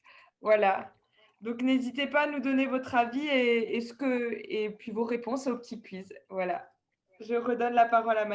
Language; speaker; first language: French; native; French